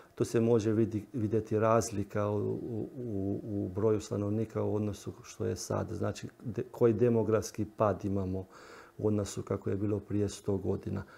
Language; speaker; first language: Croatian; early bilingual, heritage; Croatian